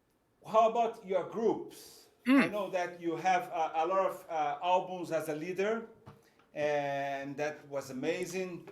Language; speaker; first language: English; non-native, fluent; Portuguese